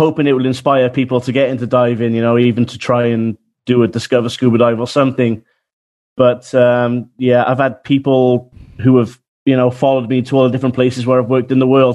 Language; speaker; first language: English; native; English